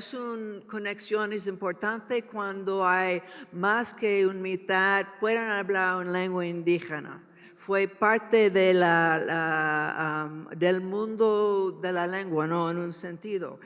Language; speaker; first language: Spanish; non-native, learner; English